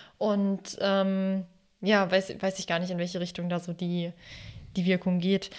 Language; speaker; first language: German; native; German